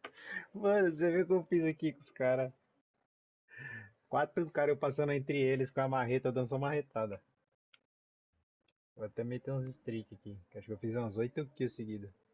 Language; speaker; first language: Portuguese; native; Portuguese